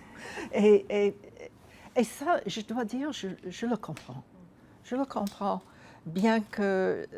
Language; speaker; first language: French; non-native, fluent; English